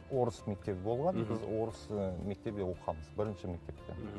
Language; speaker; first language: Kazakh; non-native, local second language; Russian